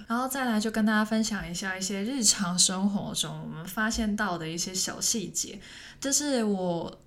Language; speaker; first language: Chinese; non-native, local second language; Cantonese